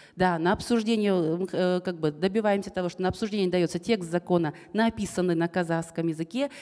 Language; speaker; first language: Russian; non-native, local second language; Kazakh